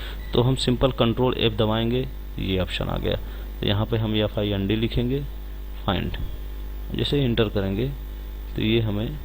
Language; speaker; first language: Hindi; native; Hindi